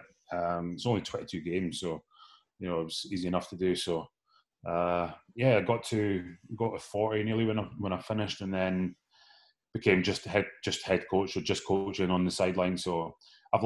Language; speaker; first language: English; native; English